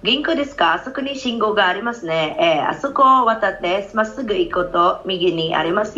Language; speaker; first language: Japanese; non-native, fluent; Filipino